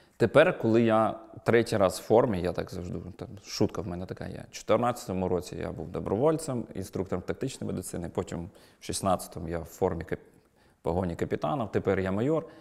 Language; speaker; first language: Ukrainian; non-native, local second language; Russian